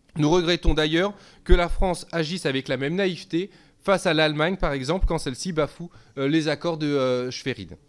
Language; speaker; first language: French; native; French